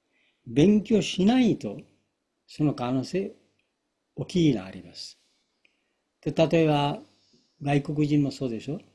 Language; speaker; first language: Japanese; non-native, fluent; Bangla